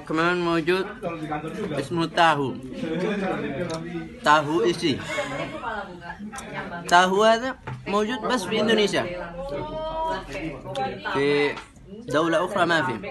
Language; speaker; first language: Arabic; non-native, learner; Indonesian